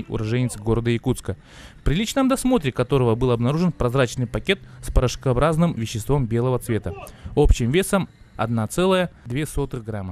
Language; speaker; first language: Russian; native; Russian